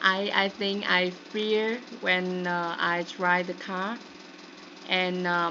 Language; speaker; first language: English; non-native, learner; Vietnamese